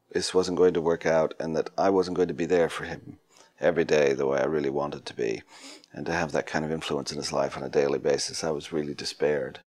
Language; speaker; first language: English; native; English